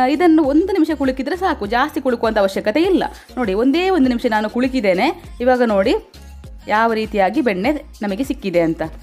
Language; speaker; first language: Kannada; non-native, local second language; Tulu